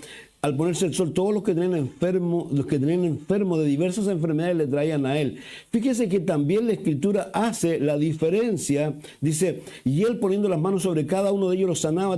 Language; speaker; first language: Spanish; native; Spanish